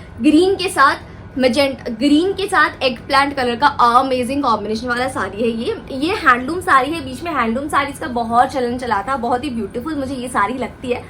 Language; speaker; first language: Hindi; non-native, local second language; Bangla